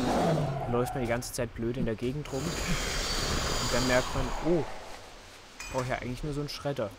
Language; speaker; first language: German; native; German